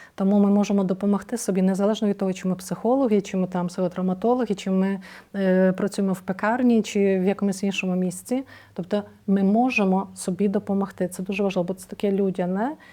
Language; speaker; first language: Ukrainian; native; Ukrainian